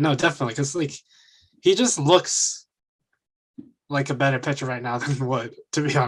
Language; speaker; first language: English; native; English